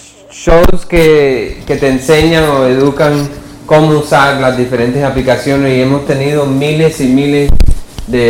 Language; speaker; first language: Spanish; early bilingual, heritage; English